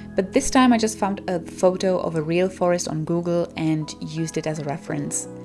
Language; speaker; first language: English; non-native, fluent; Czech